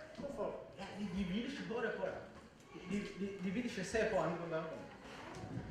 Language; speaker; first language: Norwegian; non-native, learner; Oromo